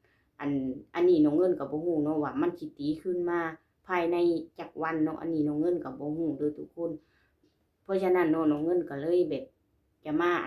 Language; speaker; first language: Thai; non-native, local second language; Lao